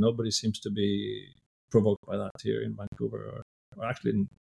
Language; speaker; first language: English; non-native, fluent; Swedish